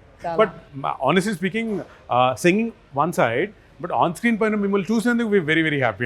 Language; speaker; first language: Telugu; native; Telugu